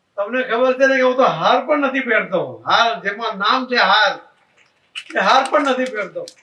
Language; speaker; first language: Gujarati; non-native, local second language; Marathi